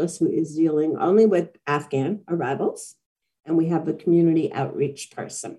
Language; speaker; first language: English; native; English